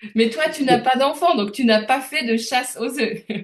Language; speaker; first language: French; native; French